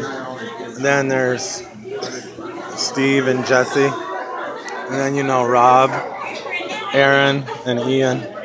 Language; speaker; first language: English; early bilingual, other home language; French